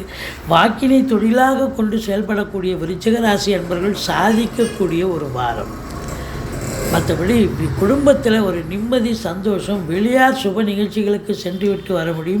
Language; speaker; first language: Tamil; native; Tamil